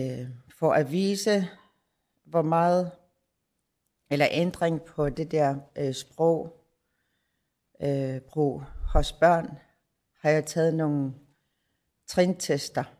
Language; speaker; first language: Danish; non-native, local second language; Kalaallisut